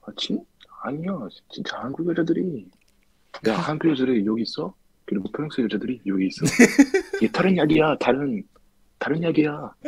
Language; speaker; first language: Korean; non-native, learner; French